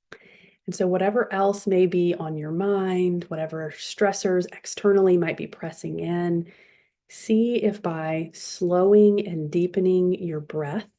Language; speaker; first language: English; native; English